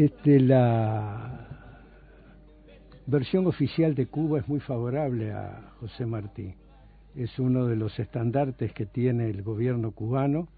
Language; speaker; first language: Spanish; native; Spanish